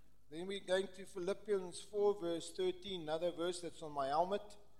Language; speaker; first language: English; early bilingual, other home language; Afrikaans